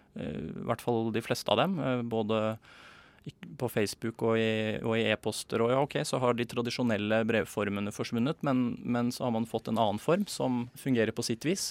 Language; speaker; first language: Norwegian; native; Norwegian